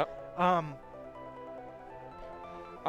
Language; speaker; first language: English; native; English